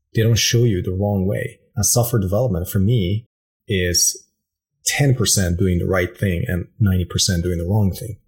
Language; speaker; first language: English; non-native, fluent; Persian